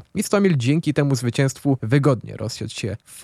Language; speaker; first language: Polish; native; Polish